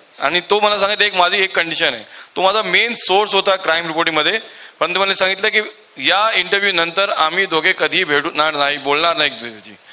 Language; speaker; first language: Marathi; non-native, local second language; Urdu